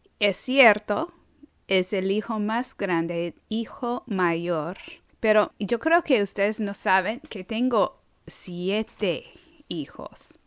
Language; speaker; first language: Spanish; non-native, fluent; English